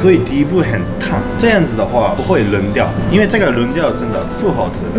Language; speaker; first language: Chinese; non-native, fluent; Japanese